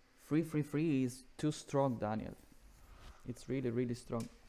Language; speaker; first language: English; non-native, fluent; Italian